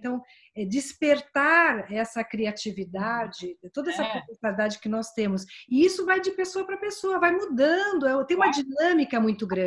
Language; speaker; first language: Portuguese; native; Portuguese